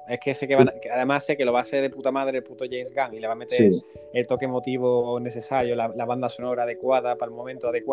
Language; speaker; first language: Spanish; native; Spanish